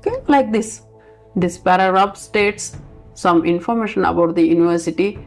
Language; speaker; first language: English; non-native, local second language; Kannada